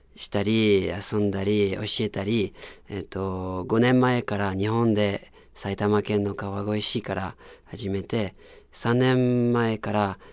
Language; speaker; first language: Japanese; non-native, fluent; French